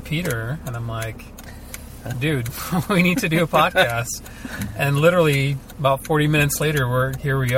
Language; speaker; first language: English; early bilingual, other home language; Ukrainian